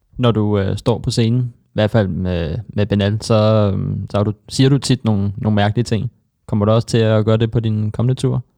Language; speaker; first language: Danish; native; Danish